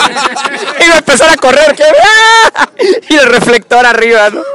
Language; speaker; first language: Spanish; native; Spanish